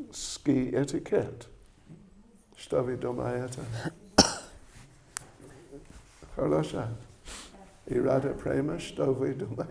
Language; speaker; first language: Russian; non-native, learner; English